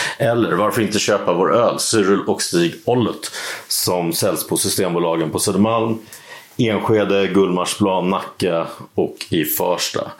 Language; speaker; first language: Swedish; native; Swedish